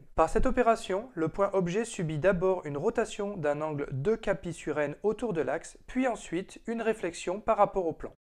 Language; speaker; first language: French; native; French